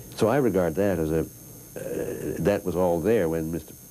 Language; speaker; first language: English; native; English